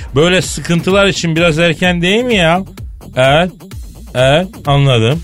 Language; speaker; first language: Turkish; native; Turkish